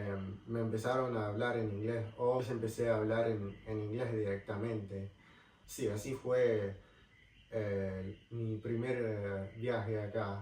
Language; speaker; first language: Spanish; non-native, fluent; English